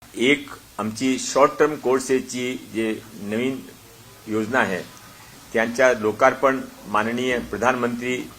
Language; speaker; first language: Marathi; non-native, local second language; Hindi